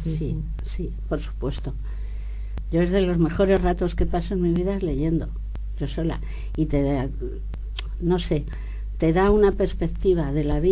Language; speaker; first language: Spanish; native; Spanish